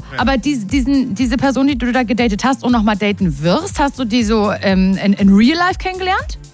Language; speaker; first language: German; native; German